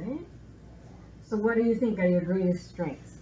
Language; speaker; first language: English; native; English